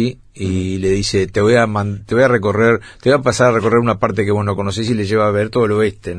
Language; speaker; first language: Spanish; native; Spanish